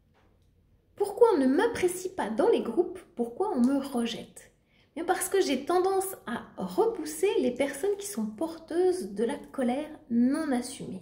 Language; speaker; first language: French; native; French